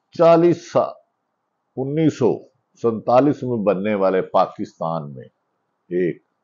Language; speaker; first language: Urdu; non-native, local second language; Punjabi